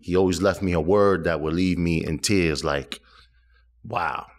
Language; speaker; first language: English; early bilingual, other home language; Spanish